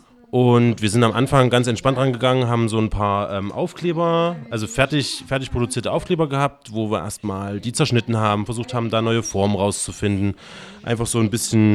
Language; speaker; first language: German; native; German